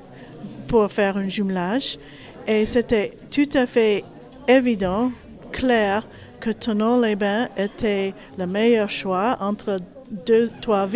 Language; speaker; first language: French; non-native, fluent; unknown